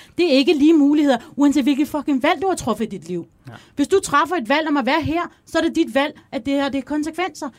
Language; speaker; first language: Danish; early bilingual, other home language; Persian